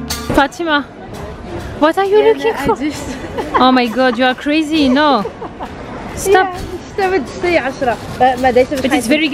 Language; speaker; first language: English; non-native, learner; French